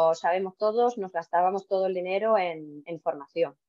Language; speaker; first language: Spanish; non-native, fluent; Estonian